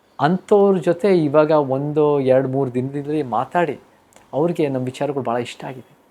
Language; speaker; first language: Kannada; early bilingual, heritage; Kannada